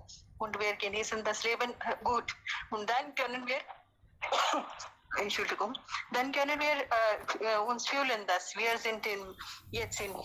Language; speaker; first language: German; non-native, learner; Hindi